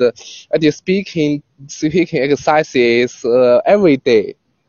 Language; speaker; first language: English; non-native, learner; Chinese